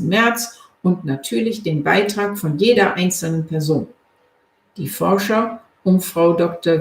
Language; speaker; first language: German; native; German